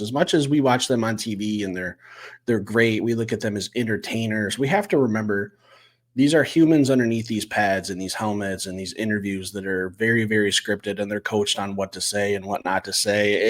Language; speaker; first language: English; native; English